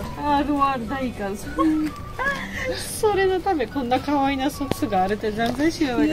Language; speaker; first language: Japanese; non-native, learner; Georgian